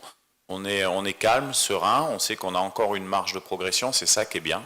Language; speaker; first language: French; native; French